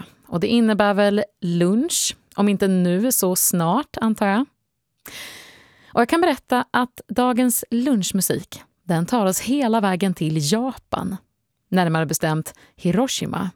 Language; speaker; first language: Swedish; native; Swedish